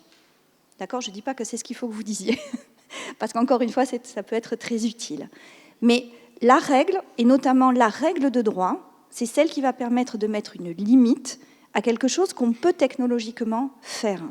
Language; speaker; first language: French; native; French